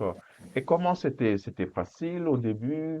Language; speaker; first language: French; non-native, fluent; Portuguese